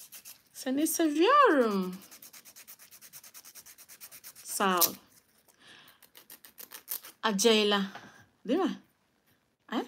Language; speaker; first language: Turkish; non-native, learner; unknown